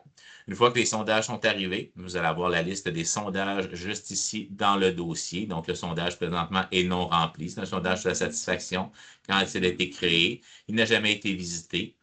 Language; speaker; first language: French; native; French